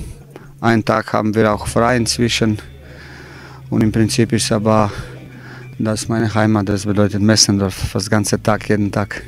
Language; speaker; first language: German; non-native, fluent; Slovenian